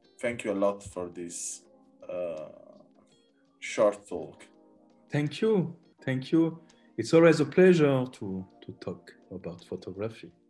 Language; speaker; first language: English; non-native, learner; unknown